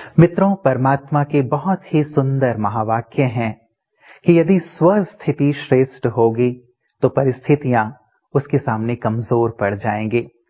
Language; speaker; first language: Hindi; native; Hindi